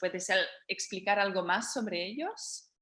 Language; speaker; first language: Spanish; non-native, fluent; Dutch